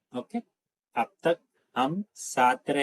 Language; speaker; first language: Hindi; non-native, local second language; Telugu